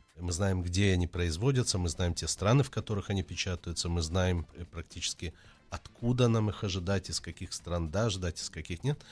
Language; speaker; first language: Russian; native; Russian